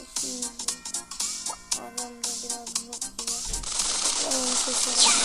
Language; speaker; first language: Turkish; native; Turkish